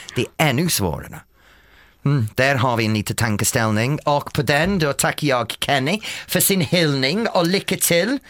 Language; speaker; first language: Swedish; non-native, fluent; English